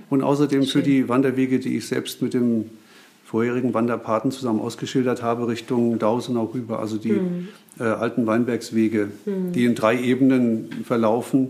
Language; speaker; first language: German; native; German